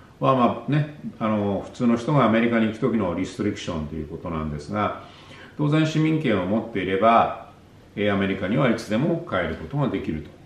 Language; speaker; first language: Japanese; native; Japanese